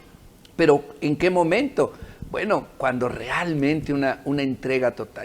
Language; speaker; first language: Spanish; native; Spanish